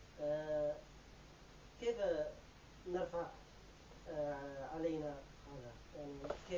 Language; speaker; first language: Arabic; non-native, learner; Turkish